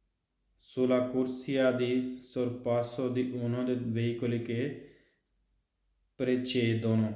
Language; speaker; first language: Italian; non-native, fluent; Punjabi